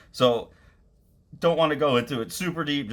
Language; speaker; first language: English; native; English